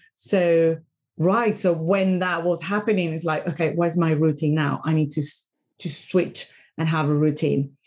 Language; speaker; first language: English; non-native, fluent; Spanish